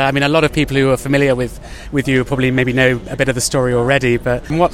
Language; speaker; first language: English; native; English